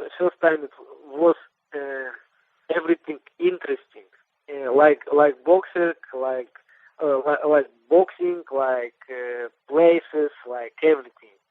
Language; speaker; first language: English; non-native, learner; Russian